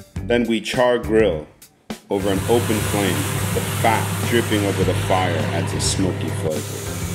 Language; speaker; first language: English; native; English